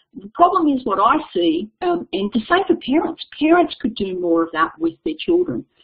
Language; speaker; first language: English; native; English